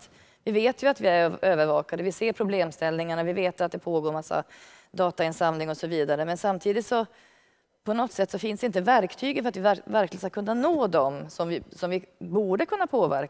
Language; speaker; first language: Swedish; native; Swedish